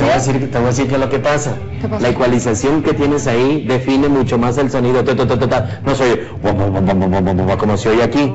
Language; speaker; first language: Spanish; native; Spanish